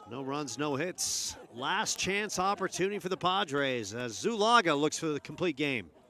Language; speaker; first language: English; native; English